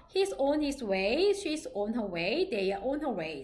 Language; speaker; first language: English; non-native, fluent; Korean